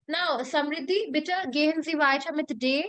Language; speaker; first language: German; non-native, fluent; Hindi